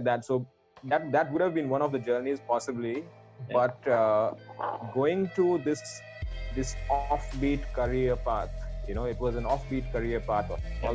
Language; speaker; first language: English; non-native, local second language; Gujarati